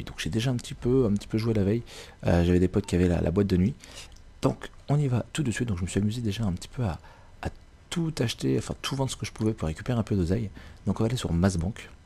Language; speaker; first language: French; native; French